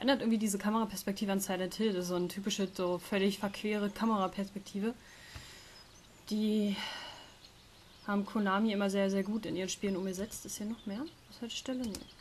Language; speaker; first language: German; native; German